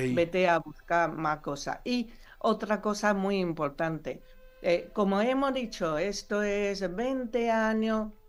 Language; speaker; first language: Spanish; non-native, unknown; Chinese